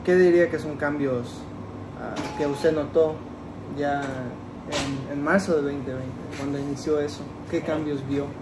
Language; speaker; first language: Spanish; early bilingual, heritage; Spanish